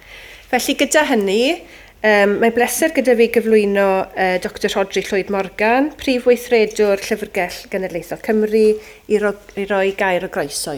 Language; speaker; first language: Welsh; native; Welsh